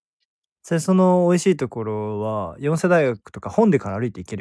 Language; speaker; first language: Japanese; native; Japanese